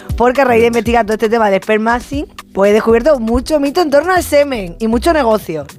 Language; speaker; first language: Spanish; native; Spanish